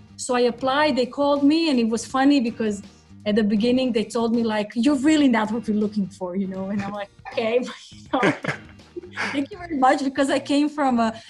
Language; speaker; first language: English; non-native, fluent; Croatian